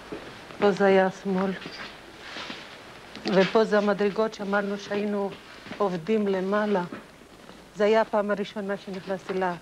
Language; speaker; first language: Hebrew; non-native, fluent; Ladino